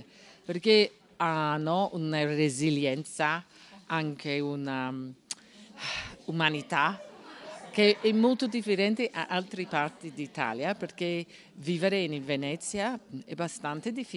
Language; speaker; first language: Italian; non-native, learner; English